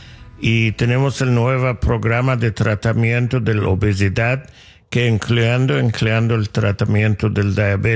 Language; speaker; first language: Spanish; non-native, learner; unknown